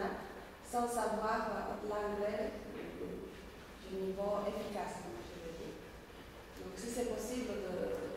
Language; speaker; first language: French; non-native, learner; Slovak